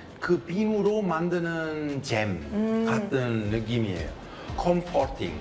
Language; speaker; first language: Korean; non-native, fluent; Italian